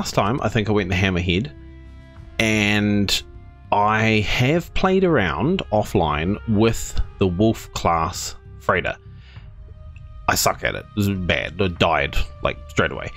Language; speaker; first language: English; native; English